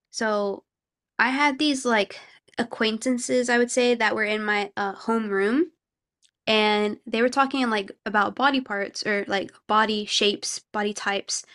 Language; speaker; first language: English; early bilingual, other home language; Korean